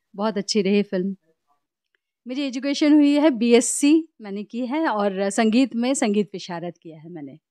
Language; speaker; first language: Hindi; native; Hindi